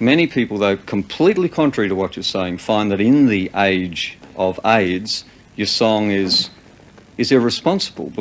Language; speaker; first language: English; native; English